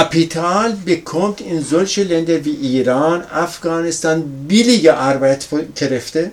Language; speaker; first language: German; non-native, learner; Persian